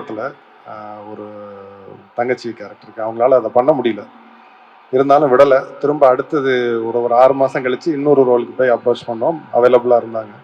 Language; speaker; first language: Tamil; native; Tamil